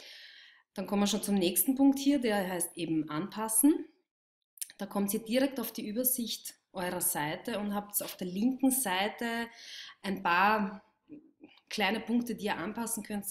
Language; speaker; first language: German; native; German